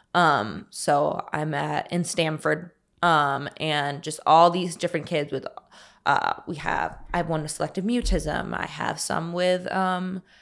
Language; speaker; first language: English; native; English